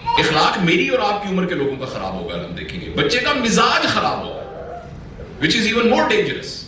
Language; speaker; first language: Urdu; non-native, local second language; Punjabi